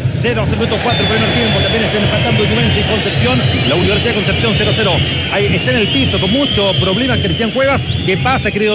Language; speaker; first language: Spanish; native; Spanish